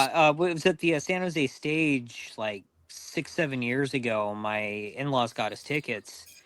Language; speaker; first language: English; native; English